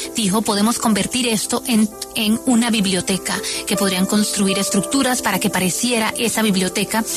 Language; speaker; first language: Spanish; native; Spanish